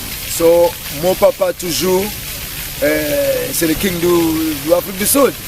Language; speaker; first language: French; non-native, learner; English